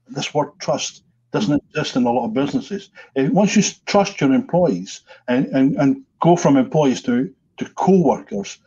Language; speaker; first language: English; native; English